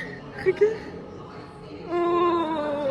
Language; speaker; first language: French; native; French